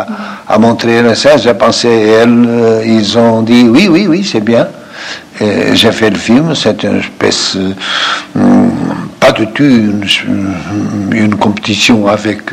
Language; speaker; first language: French; non-native, fluent; Portuguese